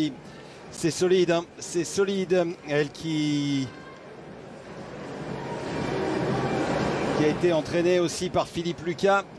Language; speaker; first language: French; native; French